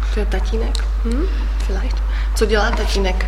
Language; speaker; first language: Czech; non-native, fluent; German